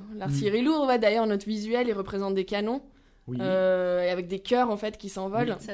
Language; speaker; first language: French; native; French